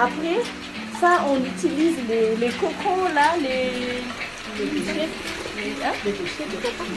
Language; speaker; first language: French; non-native, local second language; Malagasy